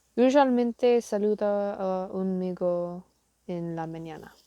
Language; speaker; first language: Spanish; non-native, learner; English